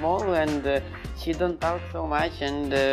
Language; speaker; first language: English; non-native, learner; Ukrainian